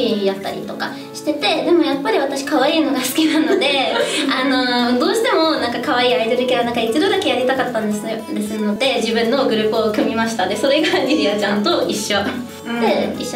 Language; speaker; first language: Japanese; non-native, fluent; English